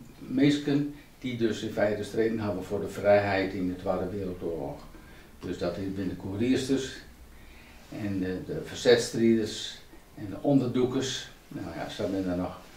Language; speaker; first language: Dutch; non-native, local second language; Western Frisian